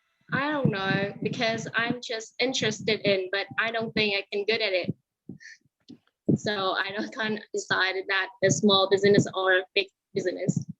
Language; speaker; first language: English; non-native, learner; Vietnamese